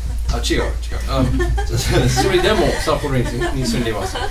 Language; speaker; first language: Japanese; non-native, fluent; English